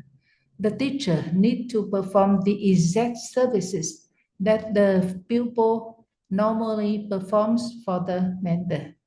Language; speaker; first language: English; non-native, fluent; Vietnamese